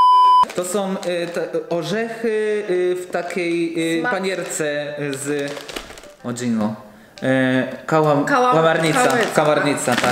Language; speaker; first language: Polish; native; Polish